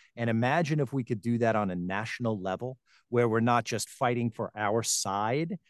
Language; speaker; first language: English; native; English